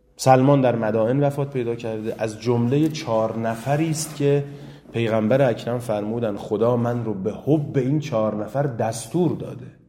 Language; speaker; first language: Persian; native; Persian